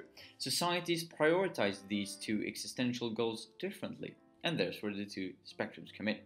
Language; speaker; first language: English; non-native, fluent; Swedish